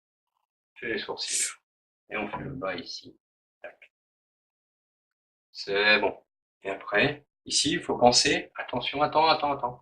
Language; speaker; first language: French; native; French